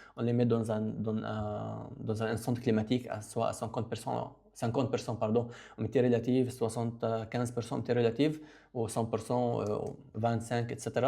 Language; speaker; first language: French; non-native, local second language; Arabic